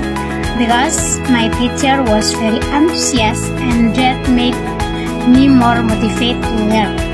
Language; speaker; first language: English; non-native, learner; Indonesian